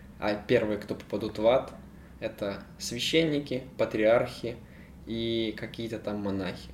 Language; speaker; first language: Russian; native; Russian